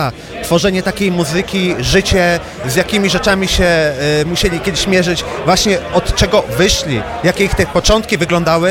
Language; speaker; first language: Polish; native; Polish